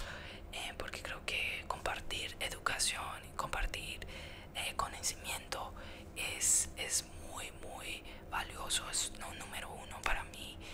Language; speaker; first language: Spanish; early bilingual, heritage; Spanish